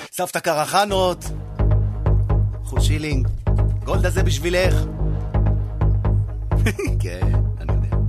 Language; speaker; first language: Hebrew; native; Hebrew